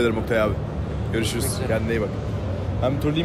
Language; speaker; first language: Turkish; native; Turkish